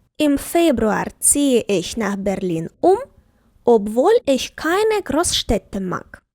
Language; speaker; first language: German; non-native, fluent; Ukrainian